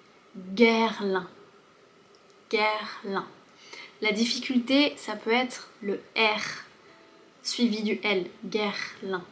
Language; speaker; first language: French; native; French